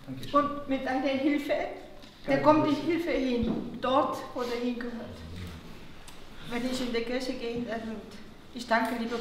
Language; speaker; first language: German; non-native, learner; Romanian